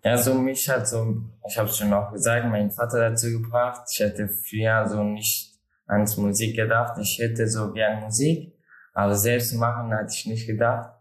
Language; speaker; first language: German; non-native, learner; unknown